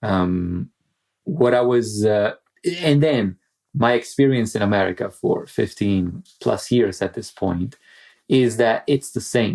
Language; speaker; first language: English; non-native, fluent; Italian